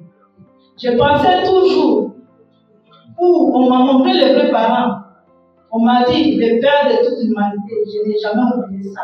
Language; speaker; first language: French; non-native, local second language; Kongo